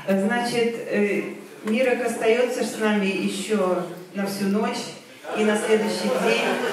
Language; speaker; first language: Russian; native; Russian